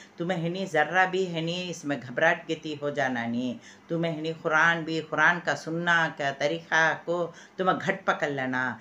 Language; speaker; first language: Hindi; non-native, local second language; Urdu